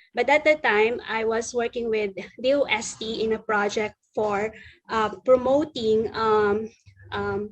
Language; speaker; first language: English; non-native, local second language; Filipino